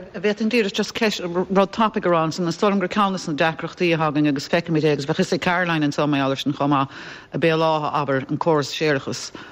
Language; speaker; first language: Irish; native; Irish